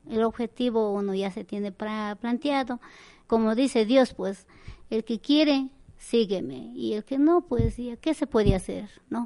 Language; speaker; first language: Spanish; native; Spanish